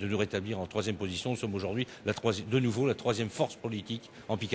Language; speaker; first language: French; native; French